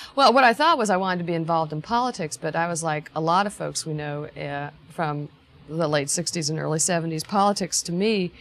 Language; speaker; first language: English; native; English